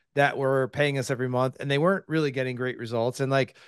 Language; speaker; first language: English; native; English